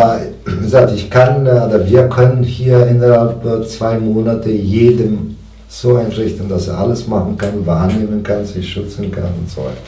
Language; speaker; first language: German; non-native, fluent; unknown